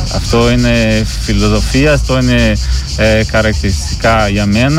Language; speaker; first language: Greek; non-native, learner; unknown